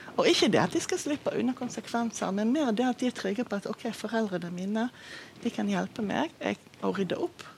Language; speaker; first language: Norwegian; non-native, fluent; Hebrew